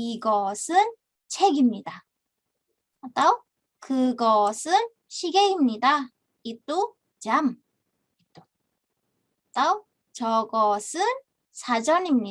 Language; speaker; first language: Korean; non-native, fluent; Indonesian